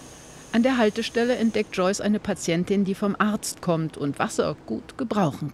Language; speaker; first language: German; native; German